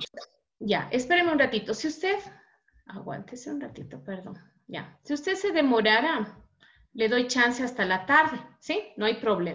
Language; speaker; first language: Spanish; native; Spanish